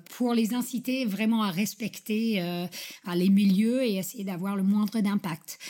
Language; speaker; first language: French; non-native, fluent; English